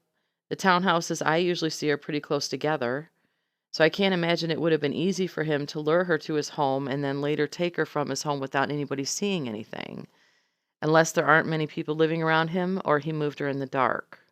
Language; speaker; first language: English; native; English